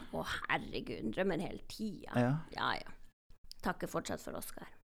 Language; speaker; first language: Norwegian; native; Norwegian